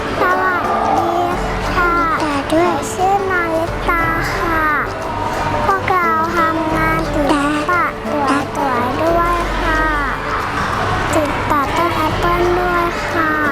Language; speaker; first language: Thai; native; Thai